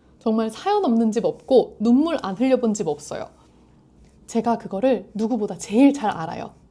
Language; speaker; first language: Korean; native; Korean